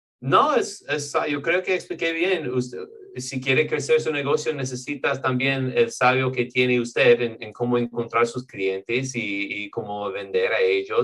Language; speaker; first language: Spanish; non-native, fluent; English